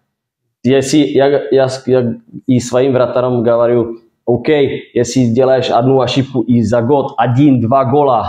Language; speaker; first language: Russian; non-native, fluent; Czech